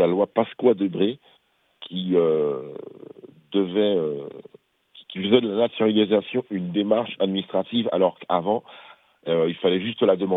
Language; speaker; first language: French; early bilingual, other home language; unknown